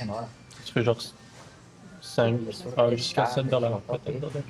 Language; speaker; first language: French; native; French